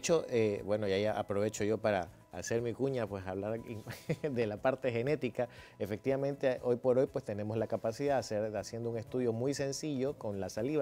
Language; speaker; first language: Spanish; native; Spanish